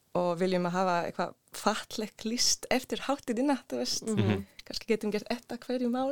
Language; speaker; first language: Icelandic; non-native, learner; Swedish